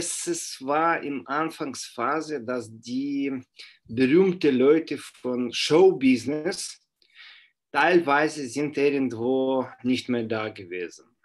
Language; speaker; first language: German; non-native, fluent; Russian